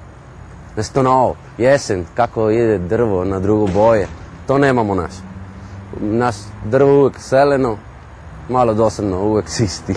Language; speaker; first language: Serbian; non-native, learner; Spanish